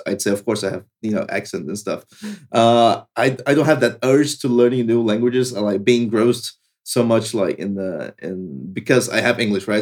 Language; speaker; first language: English; non-native, fluent; Portuguese